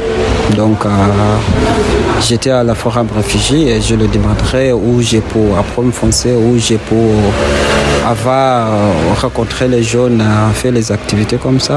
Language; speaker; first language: French; non-native, learner; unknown